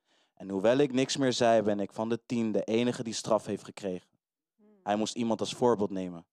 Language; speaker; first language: Dutch; native; Dutch